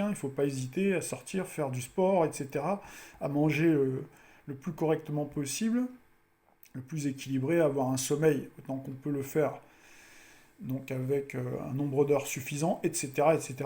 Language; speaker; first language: French; native; French